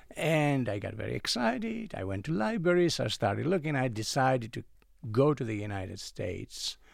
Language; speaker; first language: English; non-native, fluent; Greek